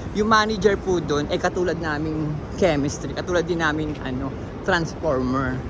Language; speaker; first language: Filipino; native; Filipino